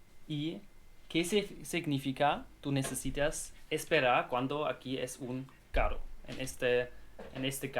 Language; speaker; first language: Spanish; non-native, learner; German